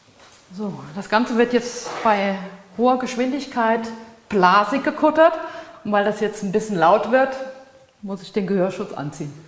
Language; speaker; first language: German; native; German